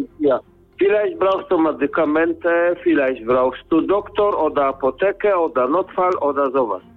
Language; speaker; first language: German; non-native, learner; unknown